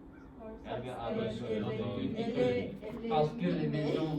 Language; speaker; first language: French; non-native, learner; English